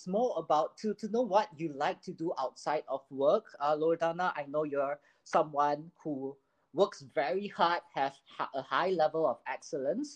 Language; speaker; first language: English; non-native, local second language; Chinese